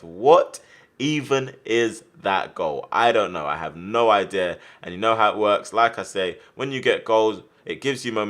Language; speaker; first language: English; native; English